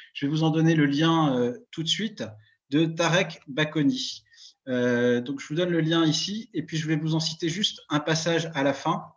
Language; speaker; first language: French; native; French